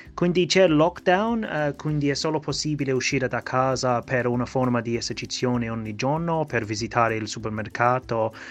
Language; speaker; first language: Italian; non-native, fluent; English